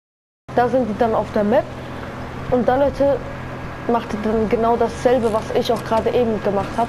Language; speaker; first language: German; native; German